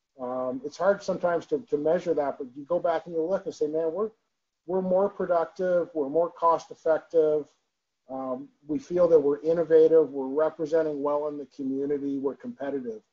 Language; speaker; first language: English; native; English